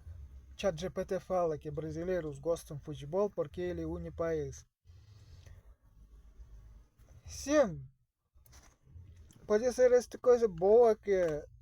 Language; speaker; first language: Portuguese; non-native, learner; Russian